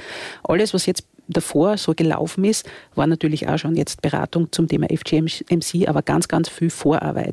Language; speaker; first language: German; native; German